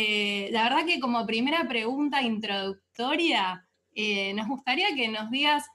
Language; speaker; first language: Spanish; native; Spanish